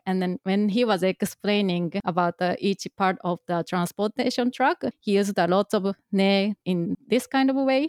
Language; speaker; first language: English; non-native, fluent; Japanese